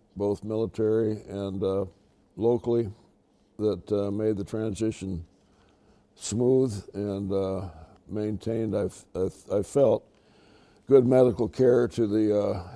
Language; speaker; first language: English; native; English